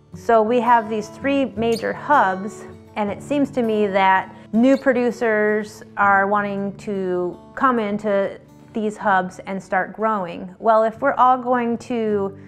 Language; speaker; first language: English; native; English